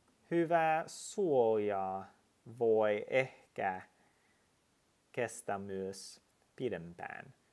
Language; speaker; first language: Finnish; non-native, learner; English